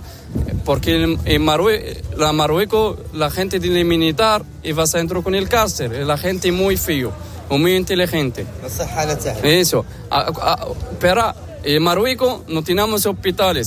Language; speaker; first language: Spanish; non-native, learner; Arabic